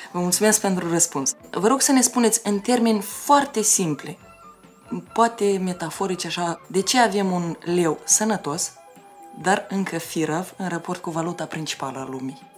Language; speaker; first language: Romanian; native; Romanian